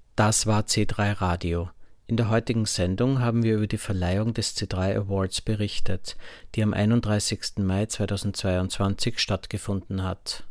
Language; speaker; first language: German; native; German